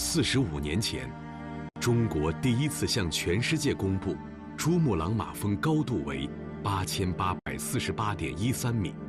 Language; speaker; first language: Chinese; native; Chinese